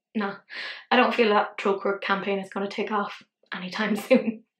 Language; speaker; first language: English; native; English